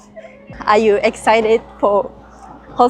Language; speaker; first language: English; non-native, learner; Japanese